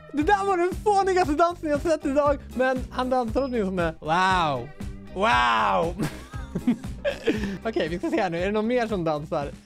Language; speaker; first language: Swedish; native; Swedish